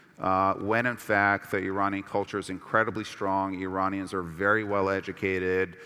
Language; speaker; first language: English; early bilingual, other home language; Persian